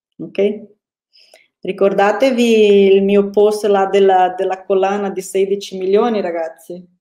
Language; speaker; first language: Italian; non-native, fluent; Portuguese